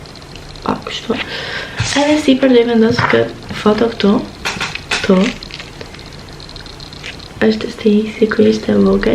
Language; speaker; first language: Albanian; early bilingual, heritage; Albanian